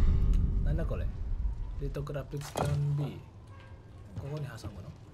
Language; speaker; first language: Japanese; non-native, fluent; Indonesian